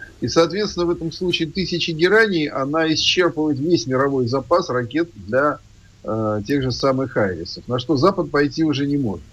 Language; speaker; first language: Russian; native; Russian